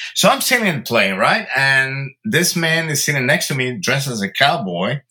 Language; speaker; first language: English; early bilingual, other home language; Spanish